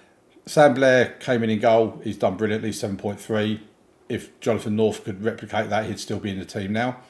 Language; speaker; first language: English; native; English